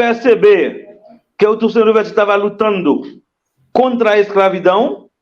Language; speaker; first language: Portuguese; non-native, fluent; Haitian Creole